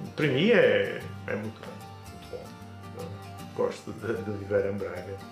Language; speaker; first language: Portuguese; non-native, fluent; Turkish